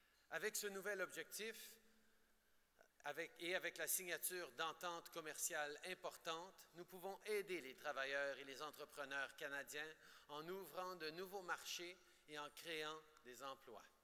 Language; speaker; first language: French; native; French